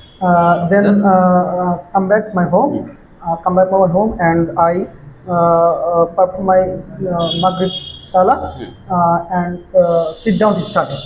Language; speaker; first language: English; non-native, learner; Bangla